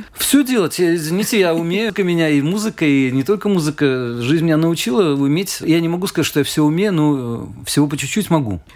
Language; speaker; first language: Russian; native; Russian